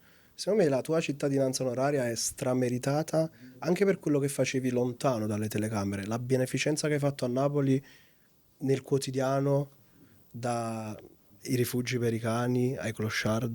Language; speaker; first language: Italian; native; Italian